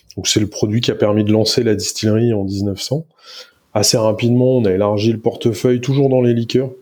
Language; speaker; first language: French; native; French